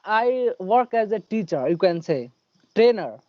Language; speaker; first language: English; non-native, learner; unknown